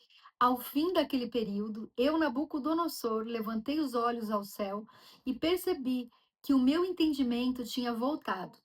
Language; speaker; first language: Portuguese; native; Portuguese